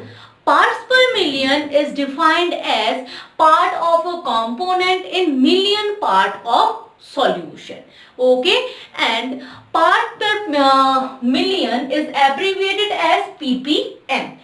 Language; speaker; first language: English; non-native, local second language; Hindi